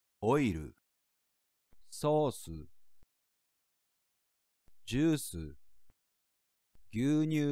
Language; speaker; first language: Japanese; non-native, learner; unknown